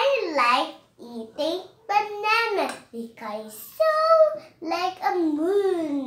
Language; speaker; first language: English; non-native, learner; Vietnamese